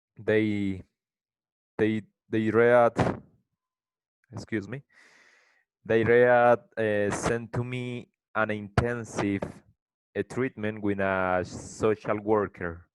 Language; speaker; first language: English; non-native, learner; Spanish